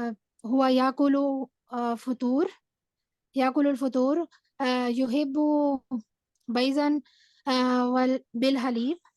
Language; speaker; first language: Arabic; non-native, learner; Urdu